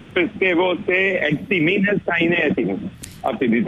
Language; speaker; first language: Greek; non-native, fluent; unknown